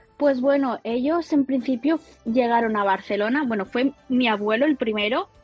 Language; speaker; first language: Spanish; early bilingual, other home language; Wu Chinese